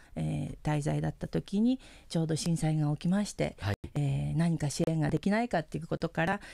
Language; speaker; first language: Japanese; early bilingual, heritage; Spanish